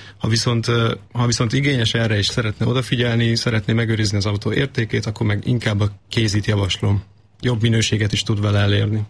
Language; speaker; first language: Hungarian; native; Hungarian